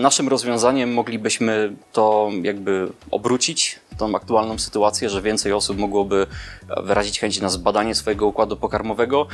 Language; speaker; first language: Polish; native; Polish